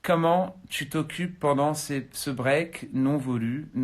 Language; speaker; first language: French; non-native, fluent; English